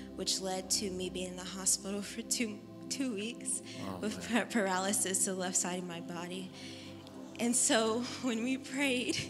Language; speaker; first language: English; native; English